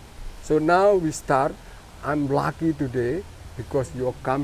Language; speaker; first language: English; non-native, learner; Indonesian